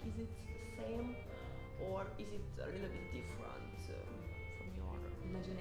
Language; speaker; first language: English; non-native, fluent; Japanese